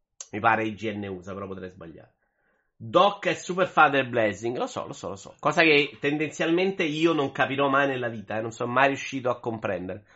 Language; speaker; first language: Italian; native; Italian